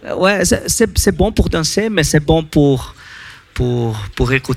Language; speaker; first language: French; non-native, learner; Portuguese